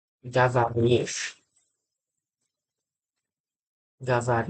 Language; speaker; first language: Russian; non-native, learner; English